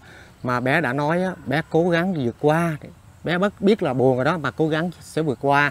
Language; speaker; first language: Vietnamese; native; Vietnamese